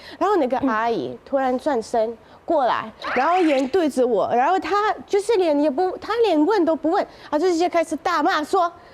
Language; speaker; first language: Chinese; non-native, fluent; Russian